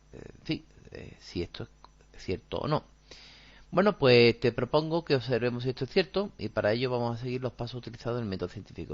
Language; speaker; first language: Spanish; native; Spanish